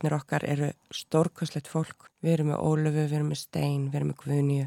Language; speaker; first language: Icelandic; native; Icelandic